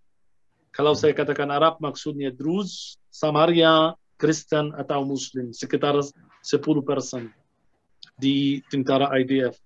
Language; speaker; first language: Indonesian; non-native, fluent; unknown